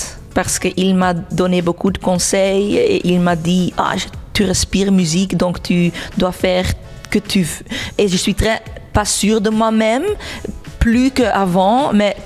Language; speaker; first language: French; non-native, local second language; Dutch